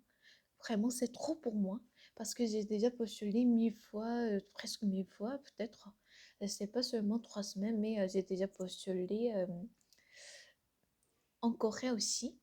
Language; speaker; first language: French; non-native, learner; Korean